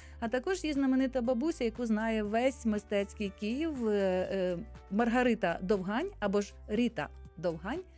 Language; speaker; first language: Ukrainian; native; Ukrainian